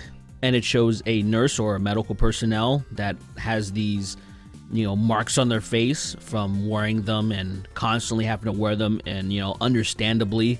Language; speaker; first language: English; native; English